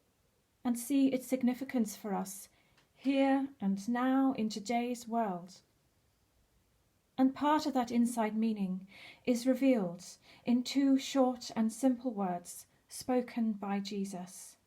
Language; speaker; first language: English; native; English